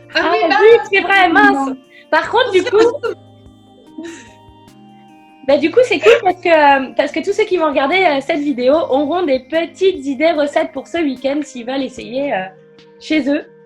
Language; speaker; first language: French; native; French